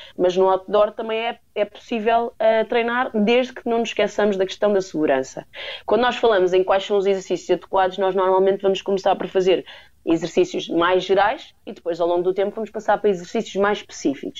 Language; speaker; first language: Portuguese; native; Portuguese